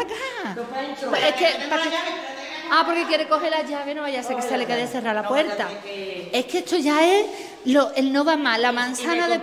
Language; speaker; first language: Spanish; native; Spanish